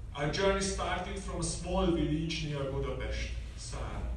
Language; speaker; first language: English; non-native, learner; Hungarian